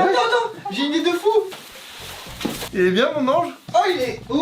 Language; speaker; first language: French; native; French